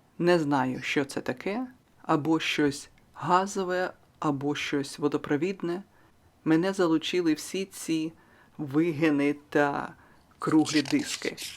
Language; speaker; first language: Ukrainian; non-native, local second language; Russian